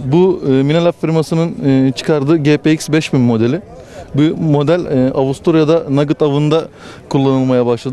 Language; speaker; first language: Turkish; native; Turkish